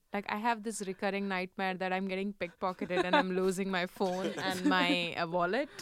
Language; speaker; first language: English; non-native, local second language; Hindi